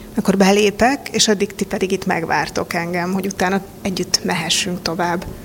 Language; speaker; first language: Hungarian; native; Hungarian